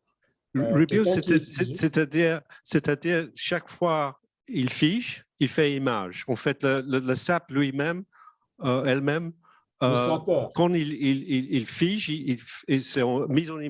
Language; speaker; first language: French; non-native, fluent; English